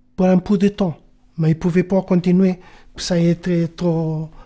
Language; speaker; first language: French; non-native, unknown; Portuguese